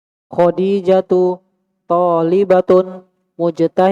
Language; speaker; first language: Arabic; non-native, learner; Indonesian